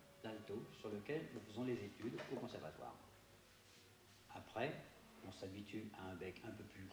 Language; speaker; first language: French; native; French